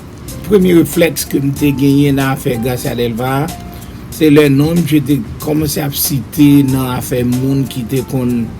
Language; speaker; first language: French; non-native, local second language; Haitian Creole